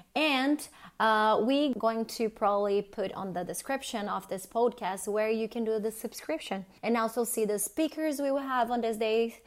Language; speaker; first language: English; non-native, fluent; Portuguese